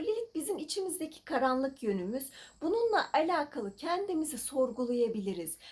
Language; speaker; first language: Turkish; native; Turkish